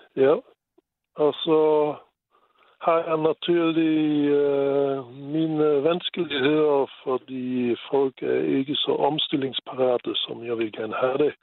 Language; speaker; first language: Danish; non-native, fluent; Luxembourgish